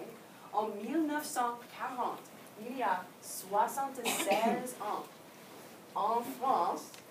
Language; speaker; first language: French; non-native, fluent; English